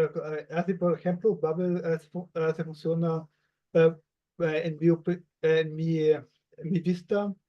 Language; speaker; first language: Spanish; non-native, learner; German